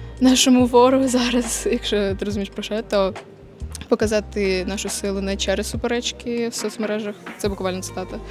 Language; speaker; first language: Ukrainian; non-native, local second language; Russian